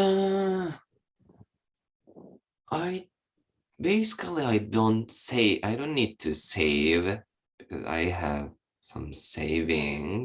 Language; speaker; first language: English; non-native, learner; Japanese